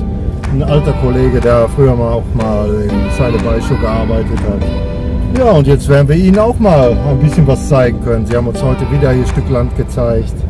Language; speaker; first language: German; native; German